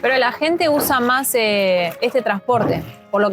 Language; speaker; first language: Spanish; native; Spanish